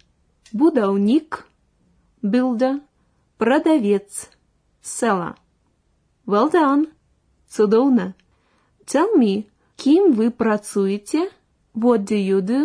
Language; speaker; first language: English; non-native, fluent; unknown